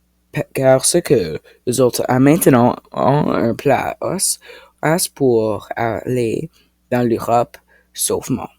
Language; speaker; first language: French; non-native, local second language; English